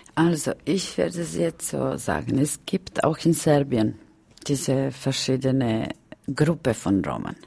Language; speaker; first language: German; non-native, fluent; Romany